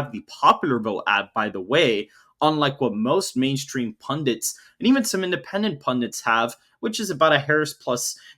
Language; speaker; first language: English; native; English